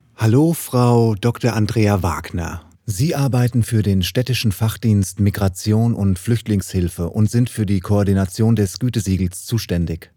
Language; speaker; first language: German; native; German